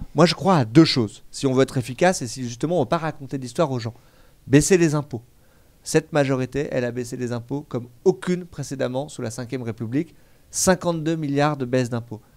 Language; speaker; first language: French; native; French